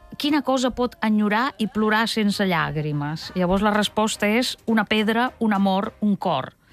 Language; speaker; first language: Catalan; non-native, fluent; Russian